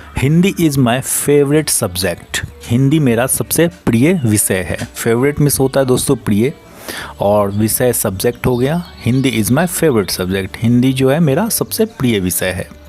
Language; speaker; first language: Hindi; native; Hindi